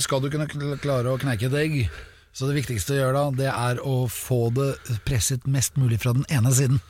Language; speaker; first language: Norwegian; native; Norwegian